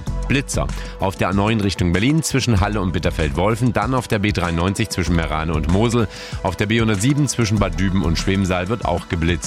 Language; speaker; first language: German; native; German